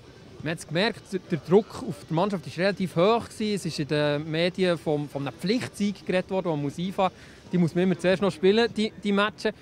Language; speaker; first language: German; native; German